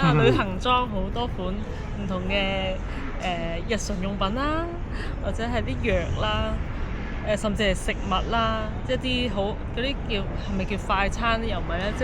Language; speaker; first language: Cantonese; native; Cantonese